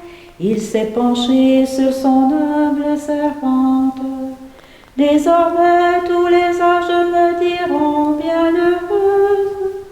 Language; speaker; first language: French; native; French